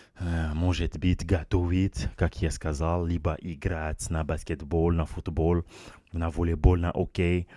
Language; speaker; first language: Russian; non-native, learner; French